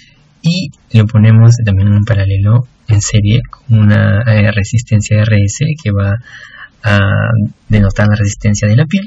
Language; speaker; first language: Spanish; native; Spanish